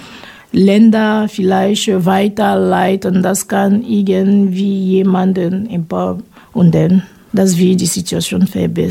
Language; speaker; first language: German; non-native, fluent; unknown